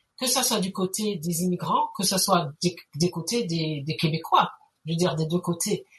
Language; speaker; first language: French; native; French